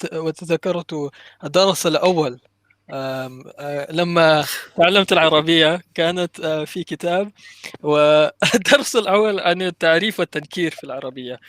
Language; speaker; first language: Arabic; non-native, learner; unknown